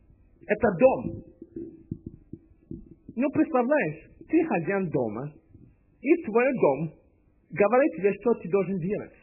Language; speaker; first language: Russian; non-native, learner; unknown